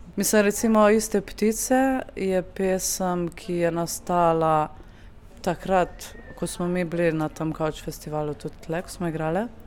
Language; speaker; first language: Slovenian; native; Slovenian